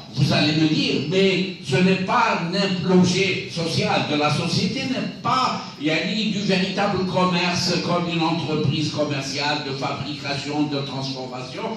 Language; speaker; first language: French; non-native, local second language; Arabic